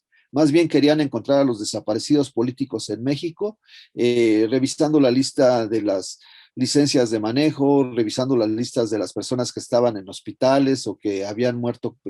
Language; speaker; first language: Spanish; native; Spanish